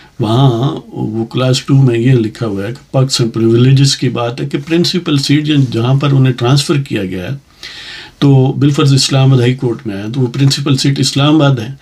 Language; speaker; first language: Urdu; non-native, local second language; Punjabi